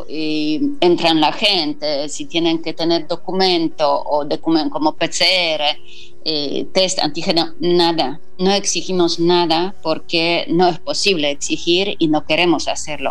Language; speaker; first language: Spanish; non-native, fluent; Polish